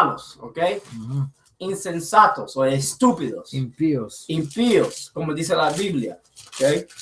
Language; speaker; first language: Spanish; early bilingual, heritage; English